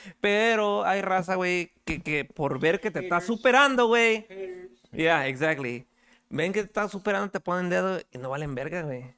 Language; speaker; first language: Spanish; early bilingual, heritage; Spanish